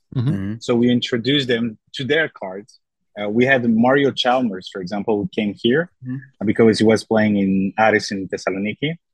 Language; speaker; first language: English; non-native, fluent; French